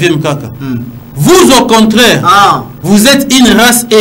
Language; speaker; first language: French; non-native, local second language; Lingala